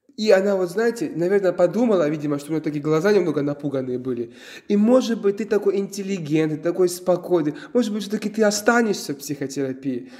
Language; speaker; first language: Russian; non-native, local second language; Georgian